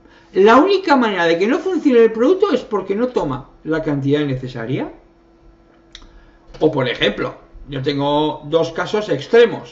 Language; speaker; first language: Spanish; native; Spanish